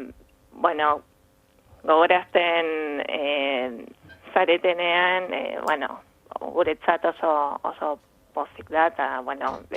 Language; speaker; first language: Basque; non-native, fluent; Spanish